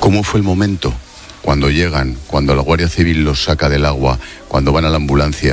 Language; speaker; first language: Spanish; native; Spanish